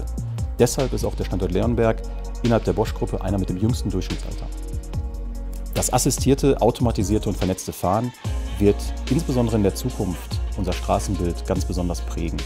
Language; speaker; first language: German; native; German